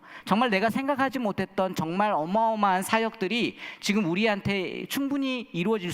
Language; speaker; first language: Korean; native; Korean